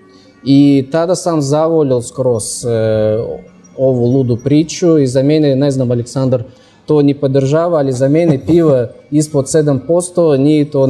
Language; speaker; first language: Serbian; non-native, fluent; Russian